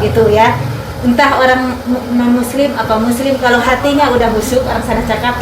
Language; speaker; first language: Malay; non-native, local second language; Sundanese